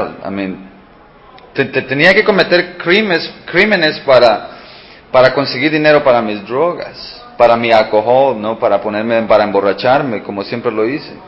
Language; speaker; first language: Spanish; early bilingual, heritage; Spanish